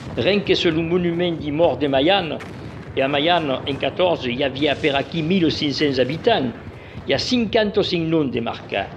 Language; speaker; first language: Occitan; native; Occitan